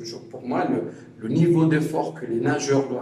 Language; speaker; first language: French; non-native, fluent; Spanish